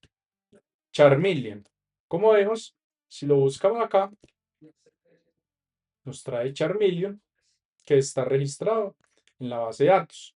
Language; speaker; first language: Spanish; native; Spanish